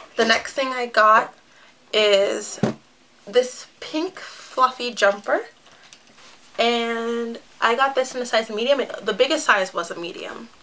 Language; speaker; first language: English; native; English